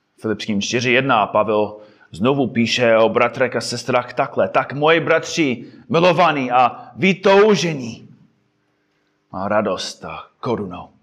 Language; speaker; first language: Czech; non-native, fluent; English